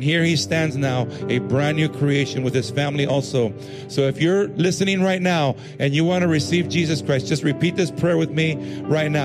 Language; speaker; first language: English; native; English